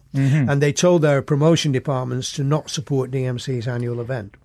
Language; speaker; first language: English; native; English